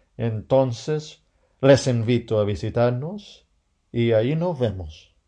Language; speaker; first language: Spanish; non-native, fluent; English